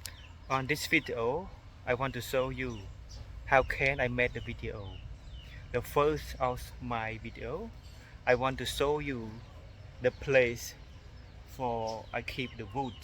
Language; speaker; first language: English; non-native, learner; Khmer